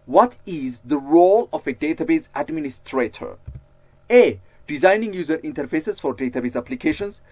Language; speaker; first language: English; non-native, local second language; Amharic